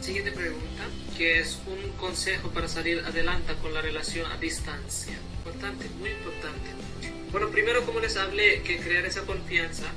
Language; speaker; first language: Spanish; non-native, fluent; Hindi